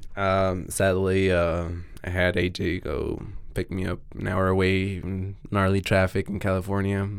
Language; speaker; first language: English; non-native, fluent; Spanish